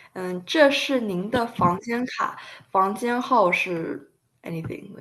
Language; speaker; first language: Chinese; early bilingual, heritage; Chinese